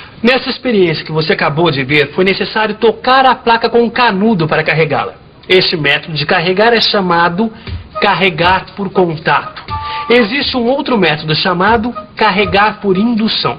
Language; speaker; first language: Portuguese; native; Portuguese